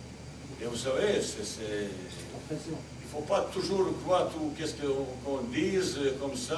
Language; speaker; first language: French; non-native, learner; Bosnian